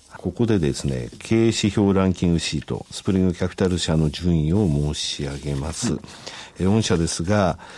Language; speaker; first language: Japanese; native; Japanese